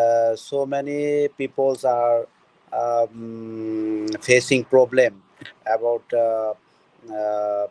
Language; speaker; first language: English; non-native, learner; Bangla